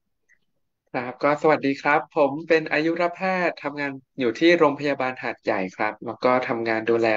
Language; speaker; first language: Thai; native; Thai